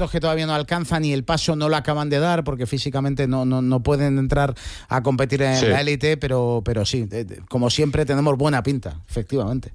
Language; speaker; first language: Spanish; native; Spanish